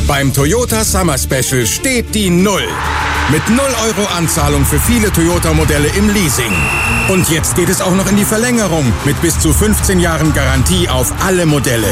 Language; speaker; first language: German; native; German